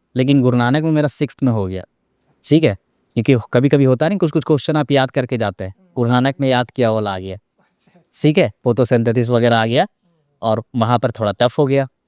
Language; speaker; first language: Hindi; native; Hindi